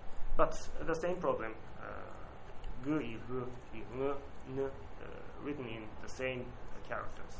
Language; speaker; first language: English; non-native, learner; Japanese